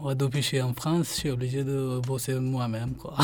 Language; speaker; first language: French; non-native, fluent; Hindi